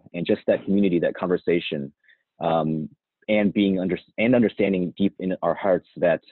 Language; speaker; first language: English; native; English